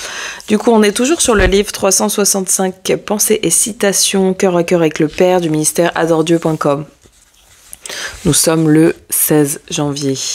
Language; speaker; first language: French; native; French